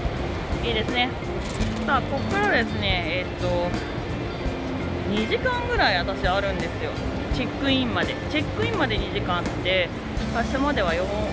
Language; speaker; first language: Japanese; native; Japanese